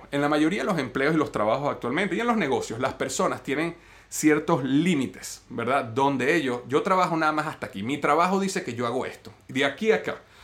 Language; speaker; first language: Spanish; native; Spanish